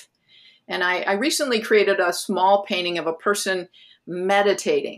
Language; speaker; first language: English; native; English